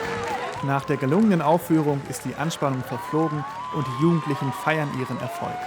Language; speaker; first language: German; native; German